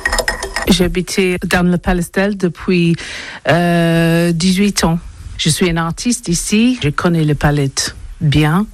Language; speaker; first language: French; non-native, learner; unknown